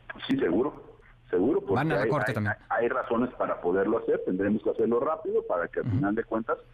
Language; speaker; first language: Spanish; native; Spanish